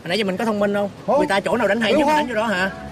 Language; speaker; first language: Vietnamese; native; Vietnamese